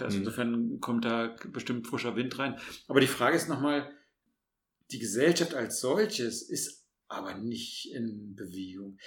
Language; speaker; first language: German; native; German